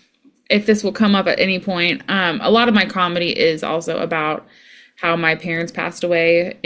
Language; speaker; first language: English; native; English